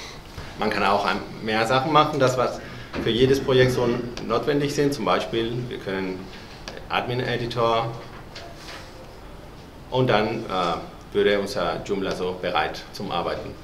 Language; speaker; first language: German; non-native, fluent; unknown